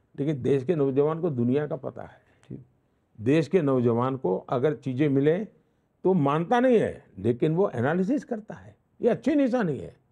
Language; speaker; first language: Hindi; non-native, local second language; Gujarati